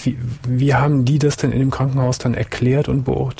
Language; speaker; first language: German; native; German